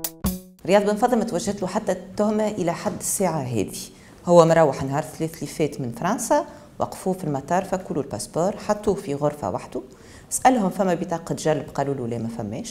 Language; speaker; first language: Arabic; native; Arabic